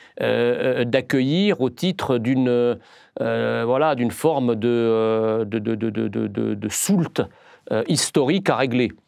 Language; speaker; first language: French; early bilingual, other home language; Arabic